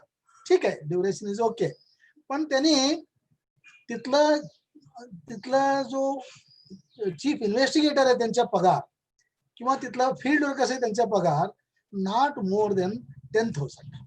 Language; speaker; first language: Marathi; non-native, local second language; Kannada